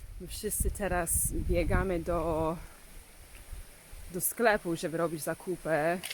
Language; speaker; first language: Polish; non-native, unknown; English